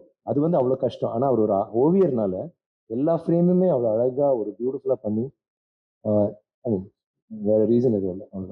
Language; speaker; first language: Tamil; native; Tamil